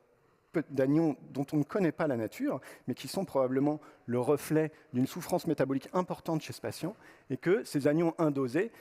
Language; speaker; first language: French; native; French